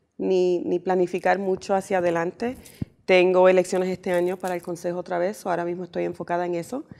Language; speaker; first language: Spanish; early bilingual, heritage; Spanish